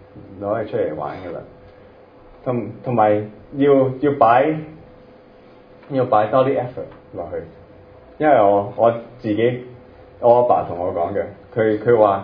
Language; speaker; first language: Cantonese; early bilingual, other home language; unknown